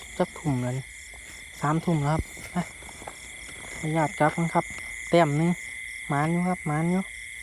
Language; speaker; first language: Thai; native; Thai